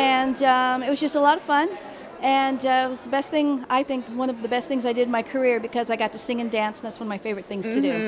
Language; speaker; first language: English; native; English